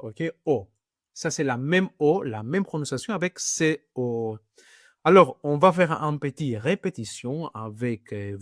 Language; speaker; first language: French; non-native, fluent; Greek